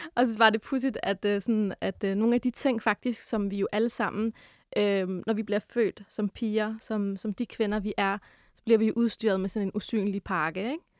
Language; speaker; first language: Danish; early bilingual, other home language; Arabic